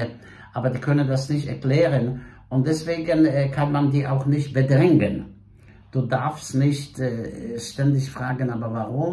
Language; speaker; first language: German; non-native, fluent; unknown